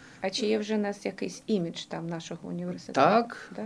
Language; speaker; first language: Ukrainian; native; Ukrainian